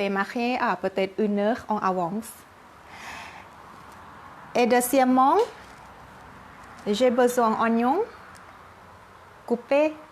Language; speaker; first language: French; non-native, learner; Thai